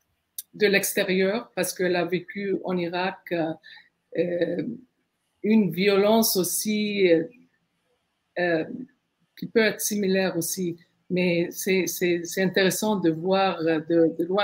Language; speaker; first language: French; non-native, fluent; Arabic